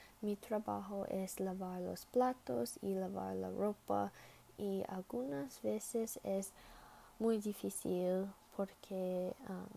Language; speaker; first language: Spanish; non-native, learner; English